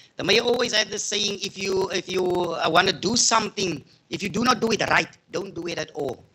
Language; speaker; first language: English; non-native, local second language; Afrikaans